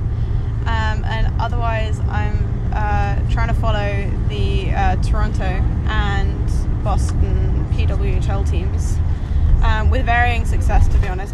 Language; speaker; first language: English; native; English